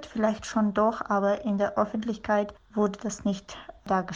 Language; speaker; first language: German; non-native, fluent; Russian